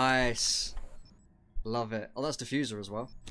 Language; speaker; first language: English; native; English